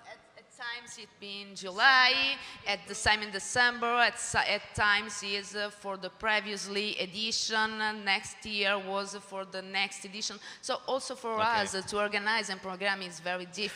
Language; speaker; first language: English; non-native, learner; Italian